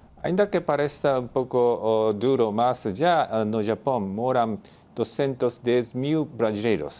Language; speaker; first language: Portuguese; non-native, fluent; Japanese